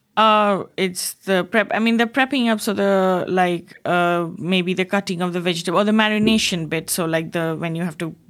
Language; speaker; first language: English; non-native, local second language; Bangla